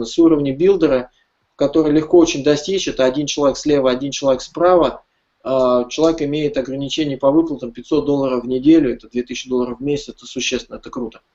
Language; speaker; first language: Russian; native; Russian